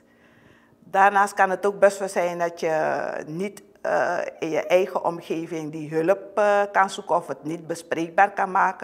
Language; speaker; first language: Dutch; native; Dutch